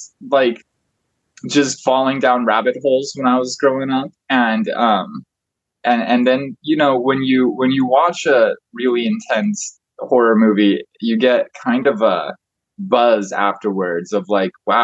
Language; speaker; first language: English; native; English